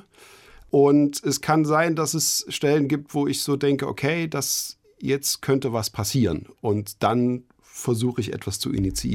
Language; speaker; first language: German; native; German